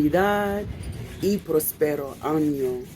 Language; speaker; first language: Spanish; non-native, learner; English